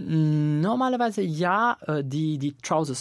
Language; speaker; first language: German; non-native, fluent; Italian